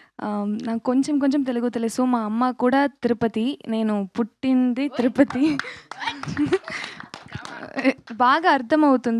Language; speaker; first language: Telugu; non-native, learner; Tamil